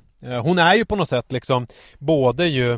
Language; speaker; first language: Swedish; native; Swedish